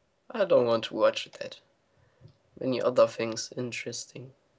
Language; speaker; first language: English; non-native, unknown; German